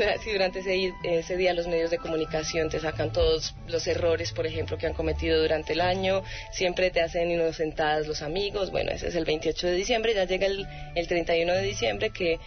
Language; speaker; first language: Spanish; native; Spanish